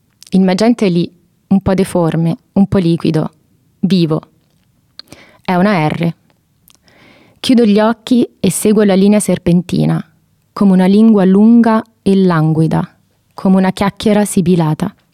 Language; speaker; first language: Italian; native; Italian